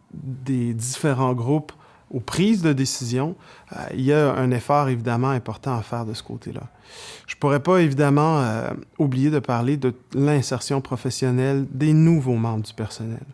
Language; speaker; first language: French; native; French